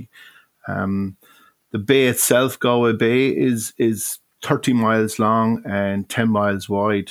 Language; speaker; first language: English; native; English